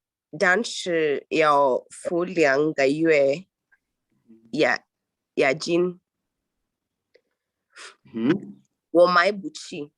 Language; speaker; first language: Chinese; non-native, learner; Swahili